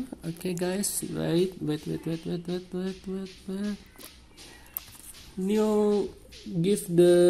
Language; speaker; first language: English; non-native, learner; Indonesian